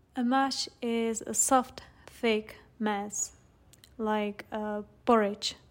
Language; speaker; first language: English; non-native, fluent; Czech